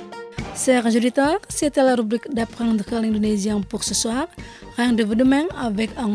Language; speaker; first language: French; non-native, fluent; Indonesian